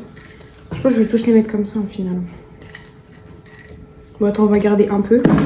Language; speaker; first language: French; native; French